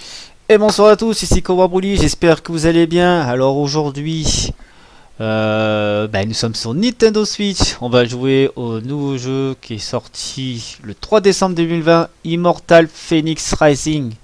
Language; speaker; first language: French; native; French